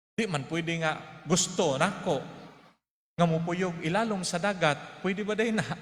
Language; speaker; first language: Cebuano; native; Cebuano